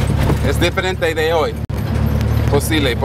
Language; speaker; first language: Spanish; non-native, learner; English